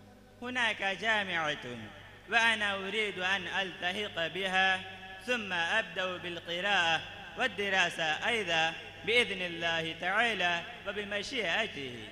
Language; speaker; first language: Arabic; non-native, fluent; Urdu